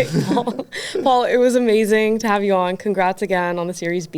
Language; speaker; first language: English; native; English